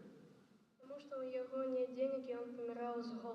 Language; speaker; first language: Russian; non-native, local second language; Belarusian